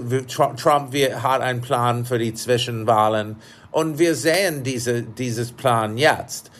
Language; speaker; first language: German; non-native, fluent; English